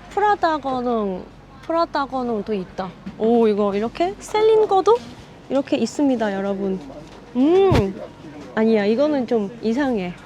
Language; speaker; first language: Korean; non-native, fluent; Vietnamese